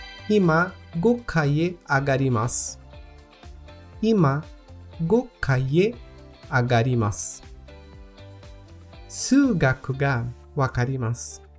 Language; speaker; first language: Japanese; non-native, learner; Portuguese